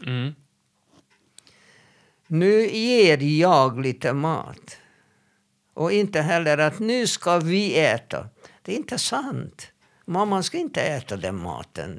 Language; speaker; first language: Swedish; non-native, fluent; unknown